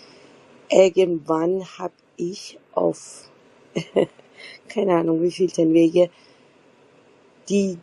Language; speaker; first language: German; non-native, fluent; Persian